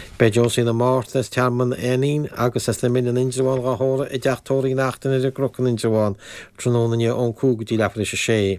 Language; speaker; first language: Irish; native; Irish